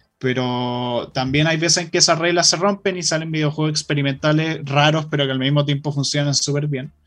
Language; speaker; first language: Spanish; native; Spanish